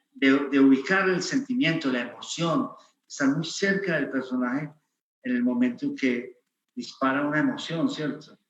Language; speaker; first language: Spanish; native; Spanish